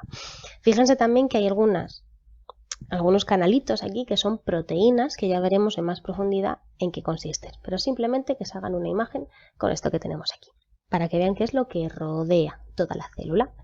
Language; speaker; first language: Spanish; native; Spanish